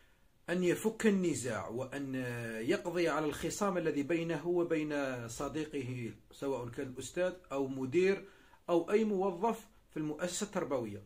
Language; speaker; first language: Arabic; native; Arabic